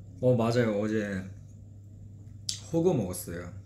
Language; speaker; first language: Korean; non-native, fluent; Chinese